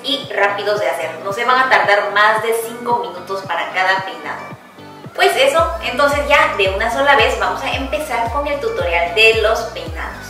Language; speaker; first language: Spanish; non-native, fluent; Korean